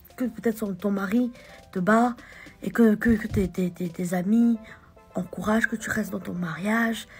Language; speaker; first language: French; native; French